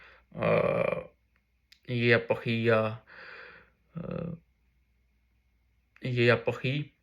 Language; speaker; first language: French; non-native, learner; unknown